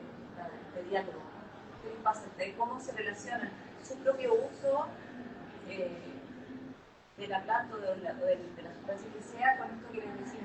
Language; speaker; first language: Spanish; native; Spanish